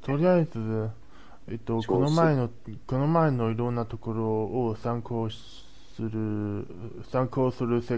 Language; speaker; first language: Japanese; non-native, learner; Chinese